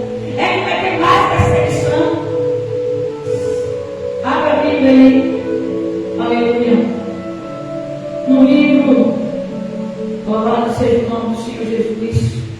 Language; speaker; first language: Portuguese; native; Portuguese